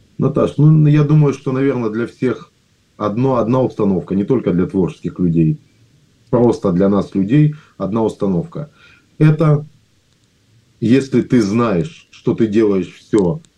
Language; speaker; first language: Russian; native; Russian